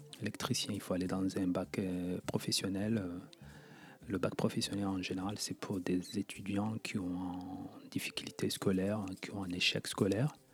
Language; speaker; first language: French; non-native, local second language; Kinyarwanda